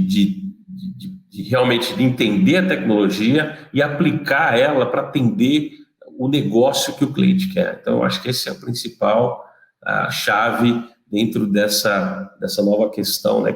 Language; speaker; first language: Portuguese; native; Portuguese